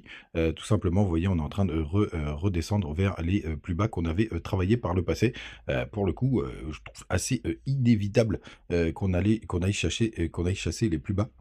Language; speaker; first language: French; native; French